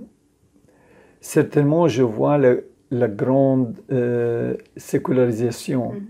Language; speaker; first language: French; non-native, fluent; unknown